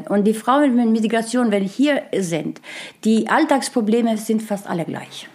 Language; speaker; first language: German; non-native, learner; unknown